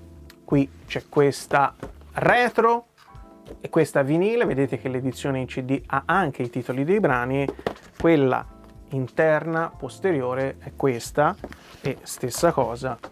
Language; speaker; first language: Italian; native; Italian